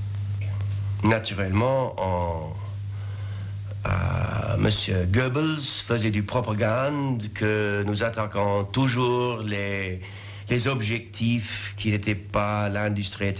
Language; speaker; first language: French; non-native, fluent; English